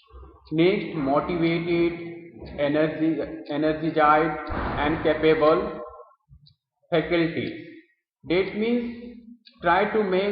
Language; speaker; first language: English; non-native, local second language; Hindi